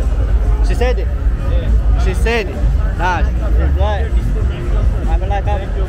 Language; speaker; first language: English; non-native, fluent; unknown